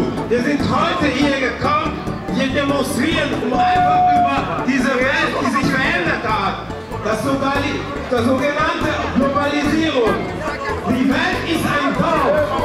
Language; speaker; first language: German; non-native, fluent; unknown